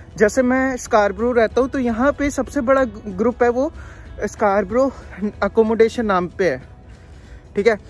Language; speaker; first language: Hindi; native; Hindi